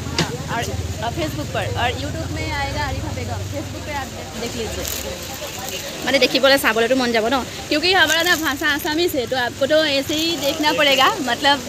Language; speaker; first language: Hindi; non-native, local second language; Assamese